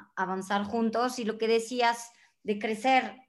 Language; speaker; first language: Spanish; non-native, fluent; French